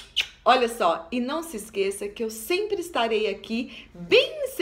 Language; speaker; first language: Portuguese; native; Portuguese